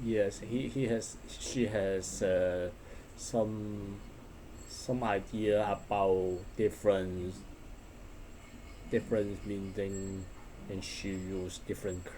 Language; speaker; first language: English; non-native, learner; Cantonese